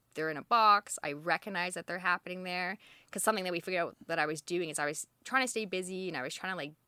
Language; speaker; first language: English; native; English